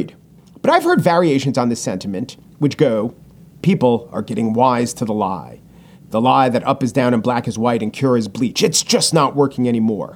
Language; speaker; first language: English; native; English